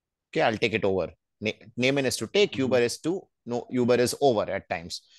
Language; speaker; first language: English; non-native, local second language; Hindi